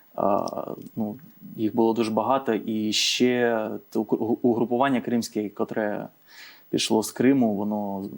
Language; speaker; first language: Ukrainian; native; Ukrainian